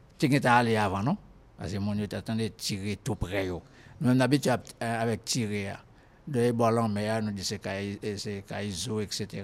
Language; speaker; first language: French; non-native, local second language; Haitian Creole